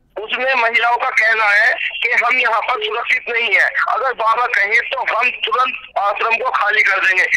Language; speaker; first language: Hindi; native; Hindi